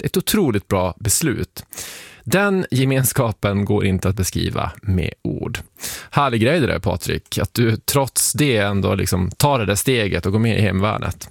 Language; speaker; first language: Swedish; native; Swedish